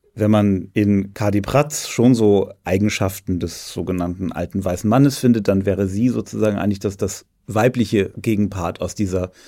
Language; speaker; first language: German; native; German